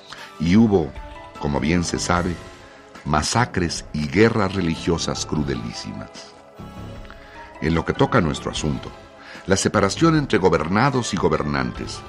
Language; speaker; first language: Spanish; native; Spanish